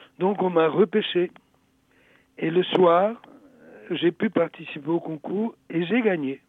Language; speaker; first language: French; early bilingual, other home language; Italian